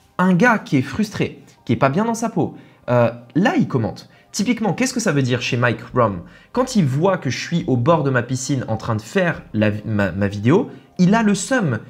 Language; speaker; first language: French; native; French